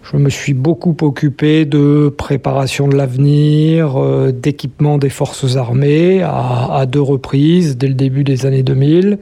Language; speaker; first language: French; native; French